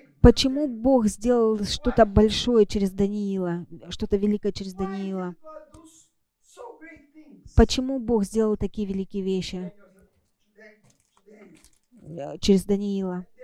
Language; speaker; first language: Russian; non-native, fluent; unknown